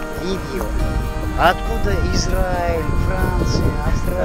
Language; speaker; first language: Russian; non-native, local second language; Kyrgyz